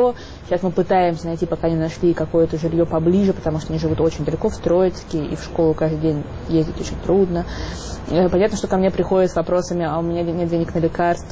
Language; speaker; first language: Russian; native; Russian